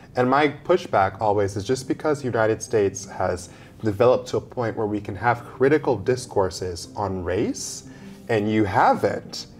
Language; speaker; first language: English; native; English